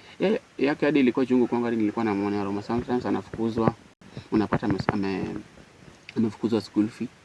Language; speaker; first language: Swahili; non-native, local second language; Luo (Kenya and Tanzania)